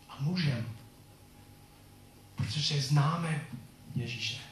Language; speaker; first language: Czech; non-native, learner; English